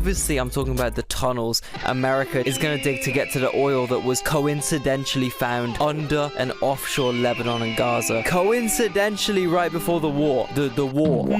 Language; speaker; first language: English; native; English